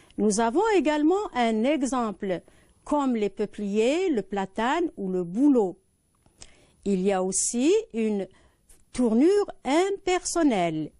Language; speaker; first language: French; non-native, local second language; Arabic